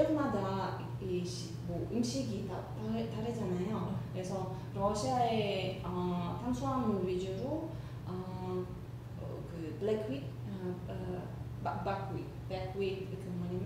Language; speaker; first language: Korean; non-native, learner; Russian